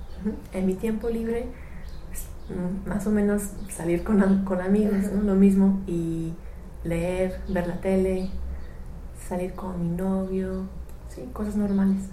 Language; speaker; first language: Spanish; non-native, fluent; English